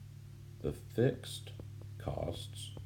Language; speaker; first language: English; native; English